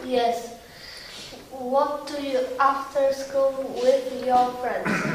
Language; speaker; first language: English; non-native, learner; Polish